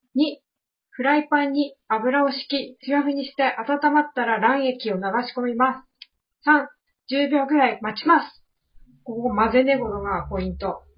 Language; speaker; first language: Japanese; native; Japanese